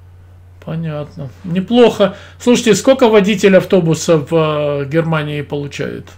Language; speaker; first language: Russian; native; Russian